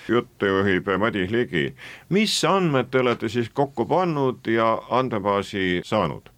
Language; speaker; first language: Estonian; native; Estonian